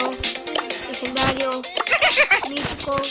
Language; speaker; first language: Spanish; native; Spanish